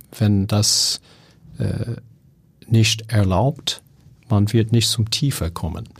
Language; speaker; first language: German; non-native, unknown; English